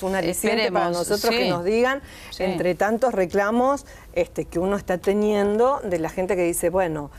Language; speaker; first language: Spanish; native; Spanish